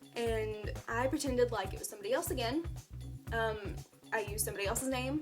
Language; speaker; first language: English; native; English